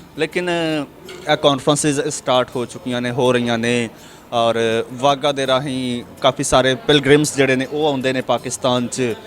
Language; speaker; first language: Punjabi; native; Punjabi